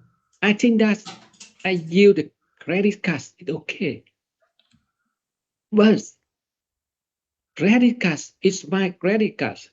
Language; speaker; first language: English; non-native, learner; Vietnamese